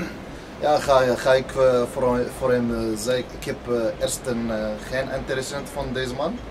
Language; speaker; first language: Dutch; non-native, learner; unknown